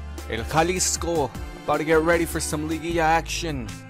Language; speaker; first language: English; early bilingual, other home language; Spanish